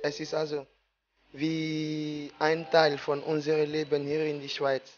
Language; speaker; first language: German; non-native, learner; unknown